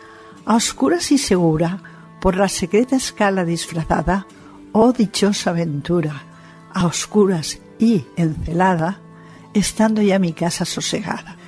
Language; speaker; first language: Spanish; native; Spanish